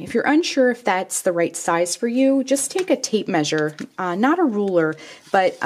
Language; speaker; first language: English; native; English